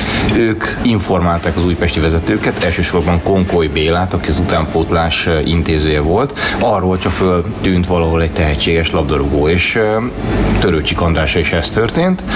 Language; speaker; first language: Hungarian; native; Hungarian